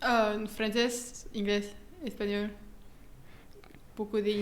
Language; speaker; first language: Spanish; non-native, learner; French